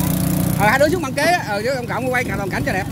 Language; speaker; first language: Vietnamese; native; Vietnamese